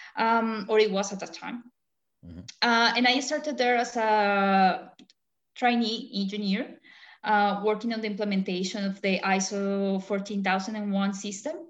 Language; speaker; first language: English; non-native, fluent; Spanish